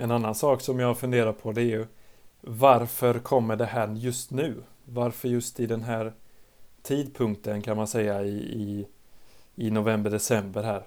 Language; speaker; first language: Swedish; native; Swedish